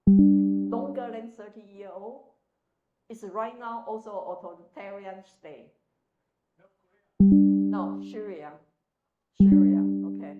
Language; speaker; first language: English; non-native, fluent; Chinese